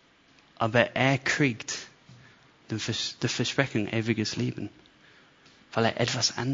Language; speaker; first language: German; non-native, fluent; English